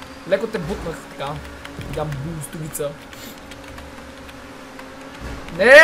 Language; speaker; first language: Bulgarian; native; Bulgarian